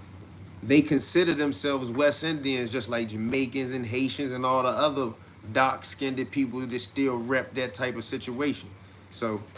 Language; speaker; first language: English; native; English